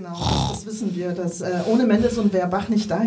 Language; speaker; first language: German; native; German